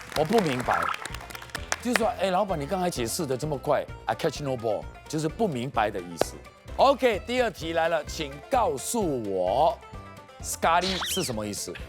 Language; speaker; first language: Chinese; native; Chinese